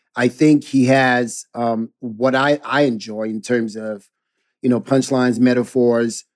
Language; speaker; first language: English; non-native, local second language; Akan